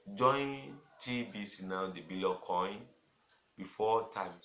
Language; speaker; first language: English; non-native, local second language; Yoruba